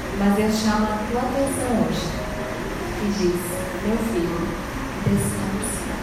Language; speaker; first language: Portuguese; non-native, fluent; Spanish